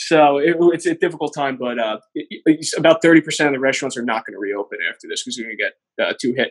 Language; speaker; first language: English; native; English